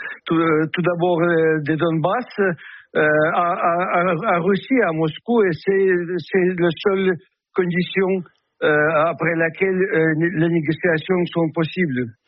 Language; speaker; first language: French; non-native, fluent; Russian